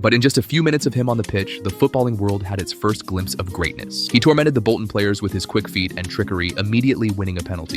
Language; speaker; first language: English; native; English